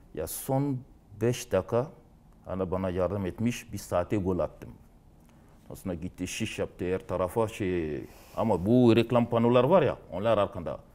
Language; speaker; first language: Turkish; non-native, learner; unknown